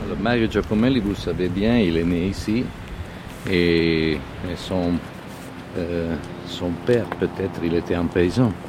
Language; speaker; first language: French; non-native, learner; Italian